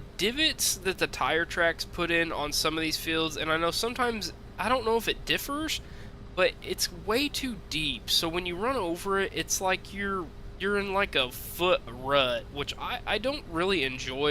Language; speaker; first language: English; native; English